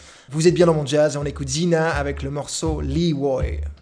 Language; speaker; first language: French; native; French